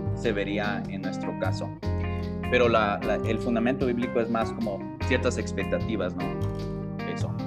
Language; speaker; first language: Spanish; early bilingual, heritage; Spanish